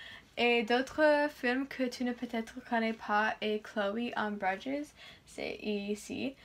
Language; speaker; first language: French; non-native, learner; English